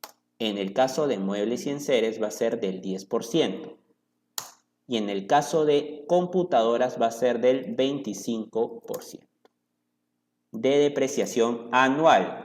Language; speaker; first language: Spanish; native; Spanish